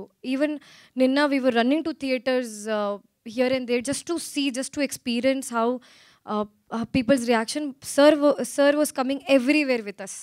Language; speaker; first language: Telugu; non-native, learner; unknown